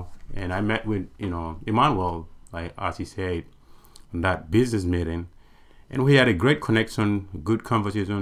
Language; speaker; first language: English; non-native, local second language; Mandingo